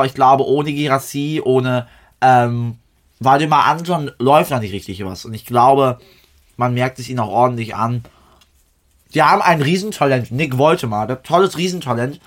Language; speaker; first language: German; native; German